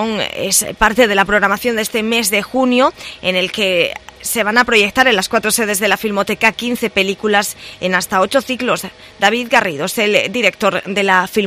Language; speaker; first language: Spanish; native; Spanish